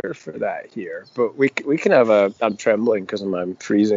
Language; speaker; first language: English; native; English